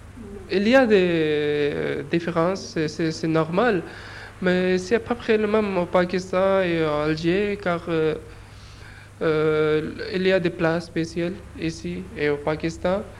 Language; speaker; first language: French; non-native, learner; Urdu